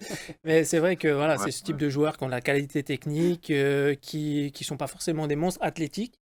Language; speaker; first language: French; native; French